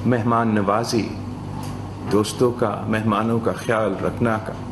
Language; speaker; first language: Urdu; non-native, fluent; English